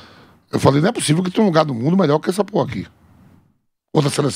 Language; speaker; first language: Portuguese; native; Portuguese